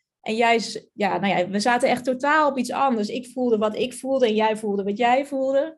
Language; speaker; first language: Dutch; native; Dutch